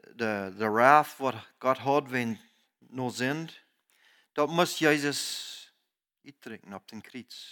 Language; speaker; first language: German; non-native, learner; Plautdietsch